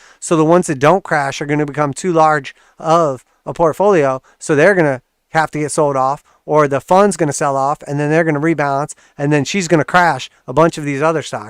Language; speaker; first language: English; native; English